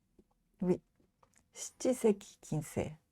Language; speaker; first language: French; non-native, fluent; Japanese